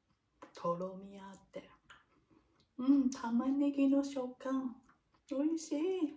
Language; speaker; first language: Japanese; non-native, learner; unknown